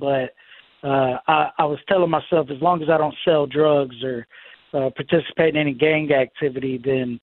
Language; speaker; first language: English; native; English